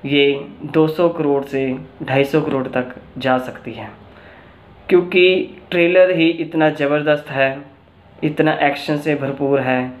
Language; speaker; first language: Hindi; non-native, local second language; Punjabi